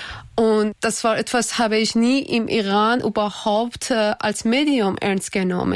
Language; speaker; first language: German; non-native, fluent; Persian